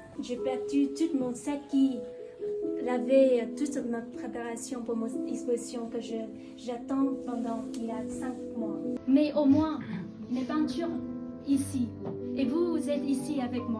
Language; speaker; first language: French; non-native, fluent; Vietnamese